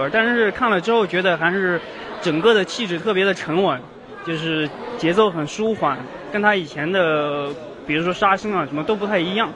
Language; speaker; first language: Chinese; native; Chinese